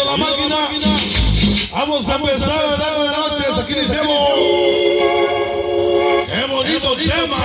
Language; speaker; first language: Spanish; native; Spanish